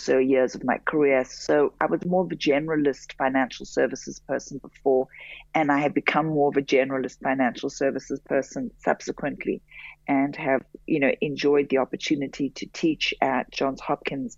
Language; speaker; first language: English; native; English